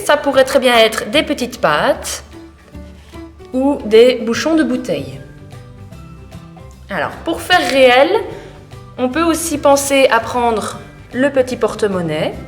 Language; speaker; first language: French; native; French